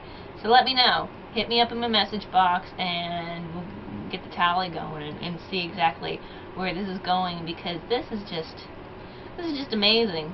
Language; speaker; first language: English; native; English